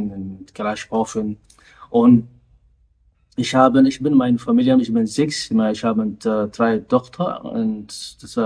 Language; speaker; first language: German; non-native, learner; Somali